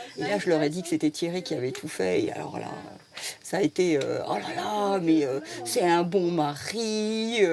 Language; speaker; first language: French; native; French